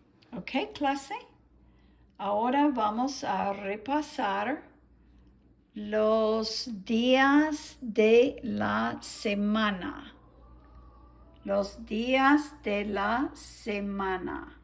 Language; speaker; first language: Spanish; non-native, fluent; English